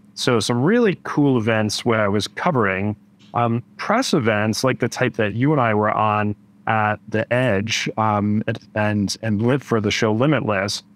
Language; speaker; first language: English; native; English